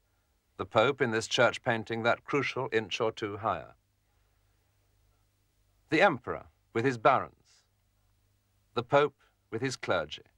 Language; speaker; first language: English; native; English